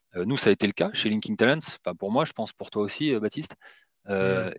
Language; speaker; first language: French; native; French